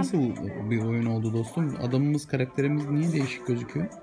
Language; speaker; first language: Turkish; native; Turkish